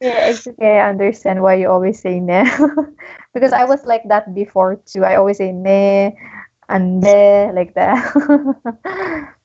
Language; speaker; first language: English; non-native, local second language; Filipino